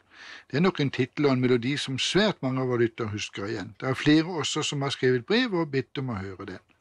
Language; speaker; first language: Norwegian; native; Norwegian